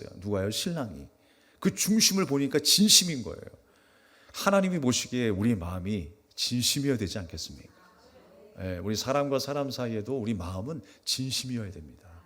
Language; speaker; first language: Korean; native; Korean